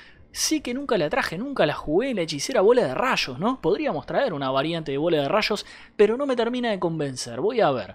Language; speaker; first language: Spanish; native; Spanish